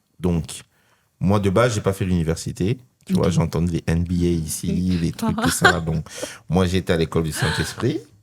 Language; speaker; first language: French; non-native, local second language; Lingala